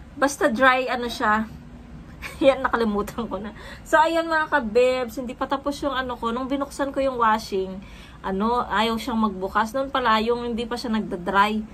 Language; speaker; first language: Filipino; native; Filipino